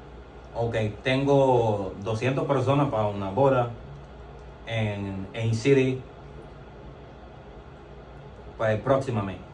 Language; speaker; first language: Spanish; non-native, learner; English